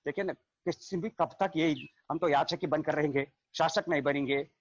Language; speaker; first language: Hindi; non-native, local second language; Telugu